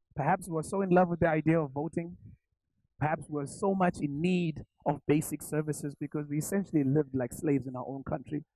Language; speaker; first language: English; non-native, local second language; Zulu